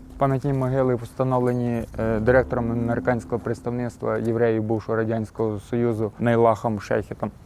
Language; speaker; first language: Ukrainian; native; Ukrainian